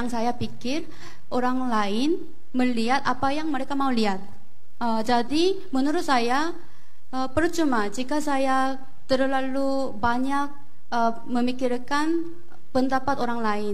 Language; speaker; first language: Indonesian; non-native, fluent; Korean